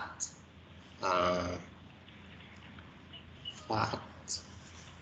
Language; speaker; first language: English; non-native, learner; Vietnamese